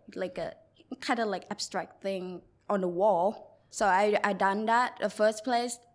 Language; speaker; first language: English; non-native, learner; Thai